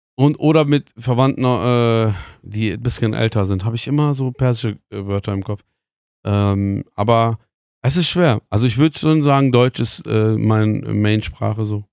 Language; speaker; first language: German; early bilingual, other home language; Persian